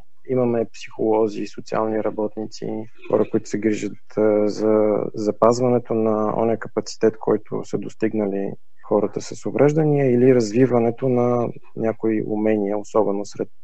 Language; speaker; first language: Bulgarian; native; Bulgarian